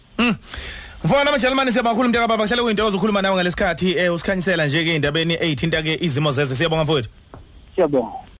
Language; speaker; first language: Zulu; native; Zulu